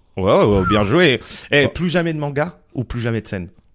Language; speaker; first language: French; native; French